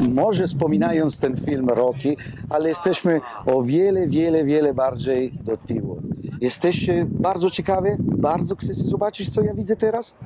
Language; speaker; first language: Polish; non-native, fluent; Italian